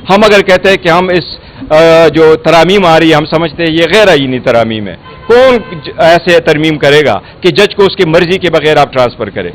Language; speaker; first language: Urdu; non-native, local second language; Pashto